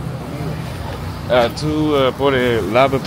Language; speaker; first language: Spanish; non-native, learner; English